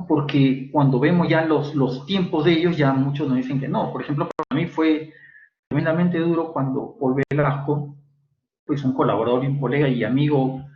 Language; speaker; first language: Spanish; native; Spanish